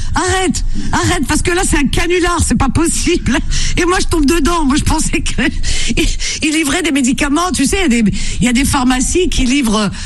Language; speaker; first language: French; native; French